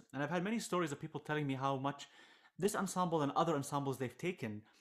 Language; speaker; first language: English; non-native, fluent; Arabic